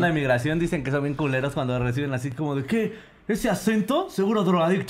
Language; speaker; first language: Spanish; native; Spanish